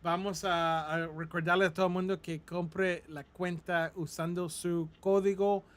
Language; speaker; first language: Spanish; non-native, fluent; English